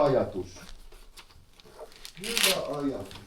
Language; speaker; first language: Finnish; native; Finnish